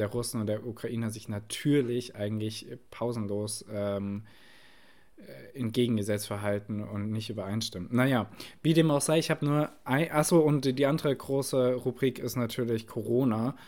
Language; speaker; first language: German; native; German